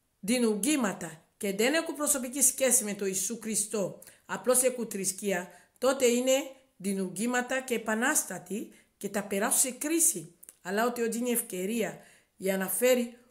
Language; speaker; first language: Greek; non-native, learner; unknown